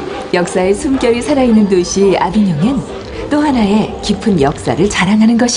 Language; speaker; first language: Korean; native; Korean